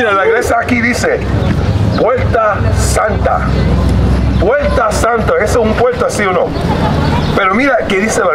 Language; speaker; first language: Spanish; early bilingual, heritage; Spanish